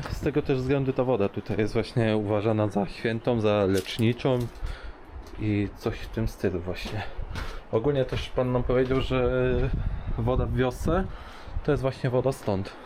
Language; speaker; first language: Polish; native; Polish